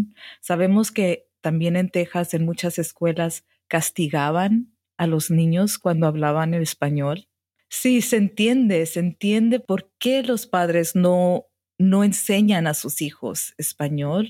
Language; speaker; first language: Spanish; early bilingual, heritage; Spanish